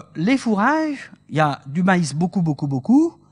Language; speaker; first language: French; native; French